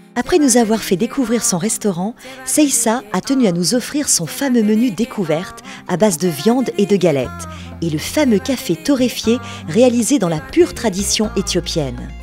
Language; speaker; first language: French; native; French